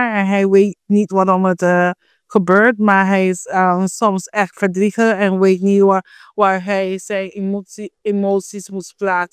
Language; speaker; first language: Dutch; non-native, fluent; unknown